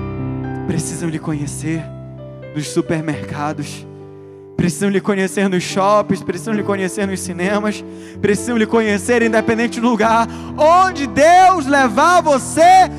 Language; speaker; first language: Portuguese; native; Portuguese